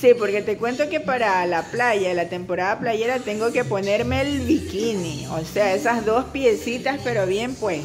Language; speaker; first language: Spanish; native; Spanish